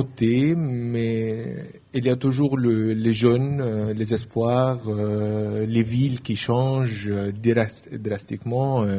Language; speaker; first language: French; non-native, learner; Arabic